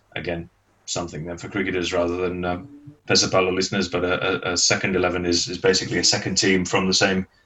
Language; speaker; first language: English; native; English